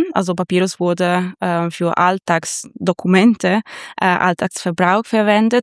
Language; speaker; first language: German; non-native, fluent; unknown